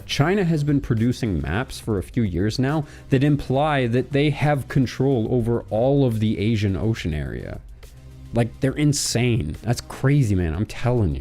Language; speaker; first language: English; native; English